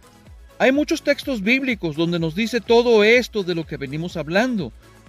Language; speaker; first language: Spanish; native; Spanish